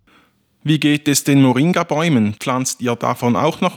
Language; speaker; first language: German; native; German